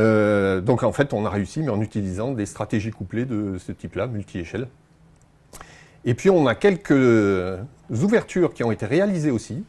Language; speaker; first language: French; native; French